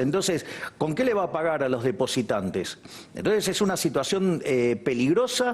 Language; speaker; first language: Spanish; native; Spanish